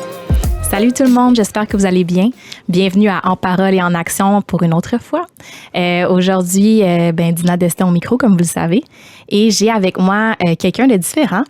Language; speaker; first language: French; native; French